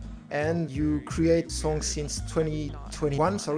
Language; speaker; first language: English; non-native, fluent; French